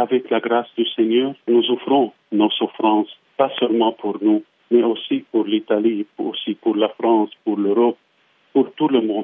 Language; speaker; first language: French; non-native, fluent; Arabic